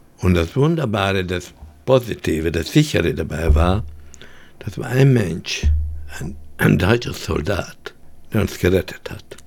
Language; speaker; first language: German; early bilingual, heritage; German